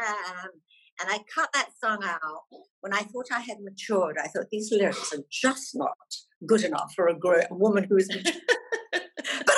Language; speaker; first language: English; native; English